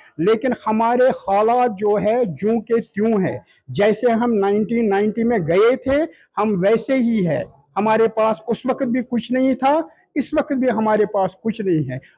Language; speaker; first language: Hindi; non-native, local second language; Kashmiri